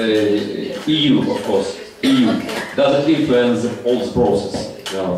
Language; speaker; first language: English; non-native, fluent; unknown